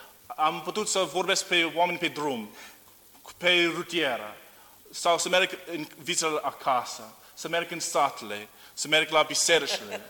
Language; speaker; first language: Romanian; non-native, learner; English